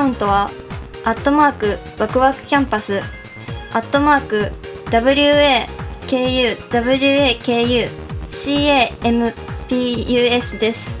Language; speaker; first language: Japanese; native; Japanese